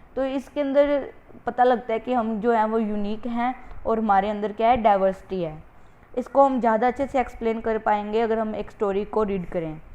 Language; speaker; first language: Hindi; native; Hindi